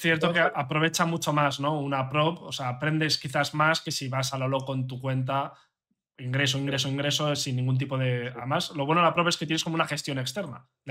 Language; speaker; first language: Spanish; native; Spanish